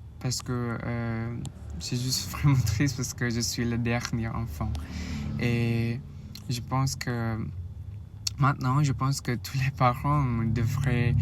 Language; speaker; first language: French; non-native, learner; Indonesian